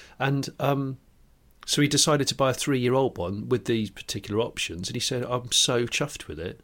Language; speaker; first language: English; native; English